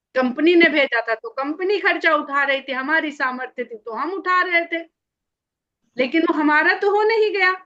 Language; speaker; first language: Hindi; native; Hindi